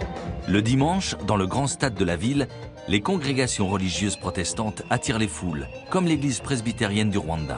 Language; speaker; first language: French; native; French